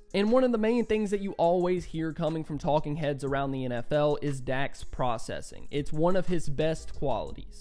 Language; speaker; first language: English; native; English